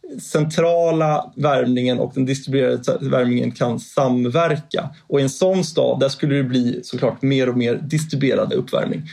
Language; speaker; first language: Swedish; native; Swedish